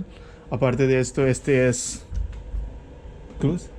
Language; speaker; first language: Spanish; non-native, learner; Hindi